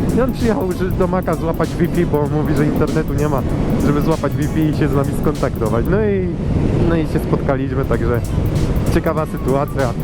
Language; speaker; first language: Polish; native; Polish